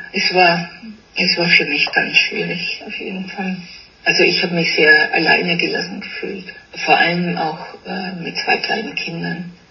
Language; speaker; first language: German; early bilingual, other home language; Italian